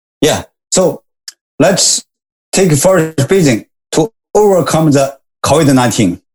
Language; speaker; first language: English; non-native, learner; Japanese